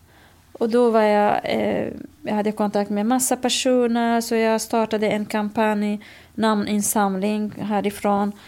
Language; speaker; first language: Swedish; non-native, fluent; Kurdish